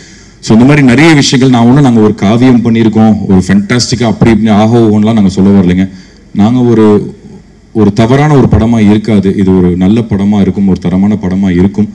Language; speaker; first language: Tamil; native; Tamil